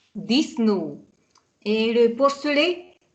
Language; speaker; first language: French; non-native, fluent; Hungarian